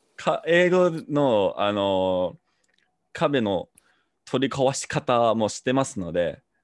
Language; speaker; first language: Japanese; non-native, fluent; English